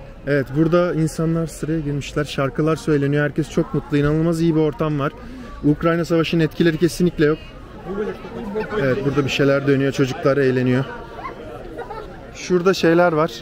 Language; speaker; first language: Turkish; native; Turkish